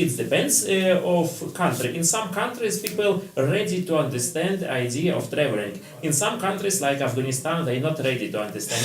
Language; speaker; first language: English; non-native, learner; Russian